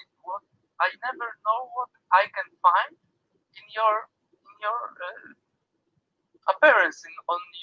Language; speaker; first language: English; non-native, learner; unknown